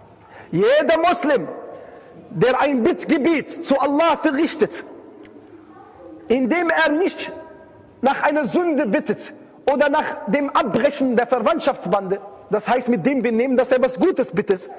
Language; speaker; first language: German; non-native, fluent; Arabic